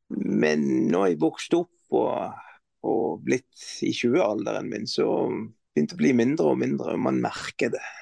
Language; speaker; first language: Norwegian; non-native, fluent; Arabic